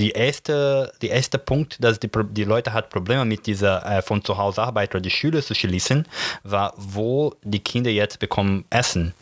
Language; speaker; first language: German; non-native, learner; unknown